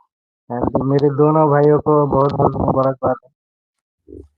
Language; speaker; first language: Hindi; non-native, learner; Bangla